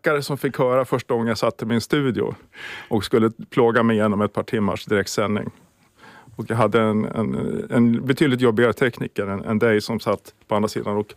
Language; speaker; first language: Swedish; native; Swedish